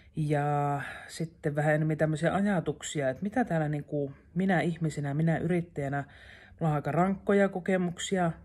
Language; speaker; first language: Finnish; native; Finnish